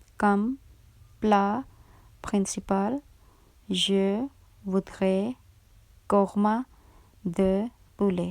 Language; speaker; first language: French; non-native, fluent; Urdu